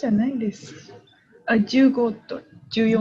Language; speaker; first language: Japanese; non-native, learner; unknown